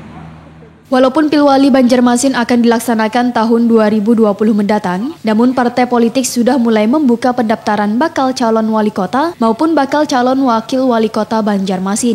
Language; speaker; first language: Indonesian; native; Indonesian